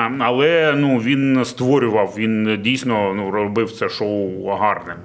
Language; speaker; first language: Ukrainian; non-native, local second language; Russian